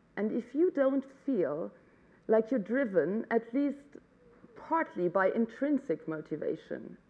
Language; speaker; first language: English; non-native, fluent; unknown